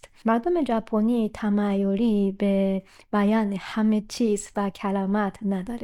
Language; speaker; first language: Persian; non-native, fluent; Japanese